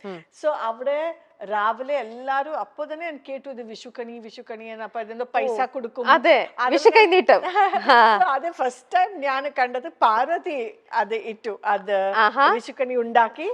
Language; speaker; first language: Malayalam; non-native, fluent; Kannada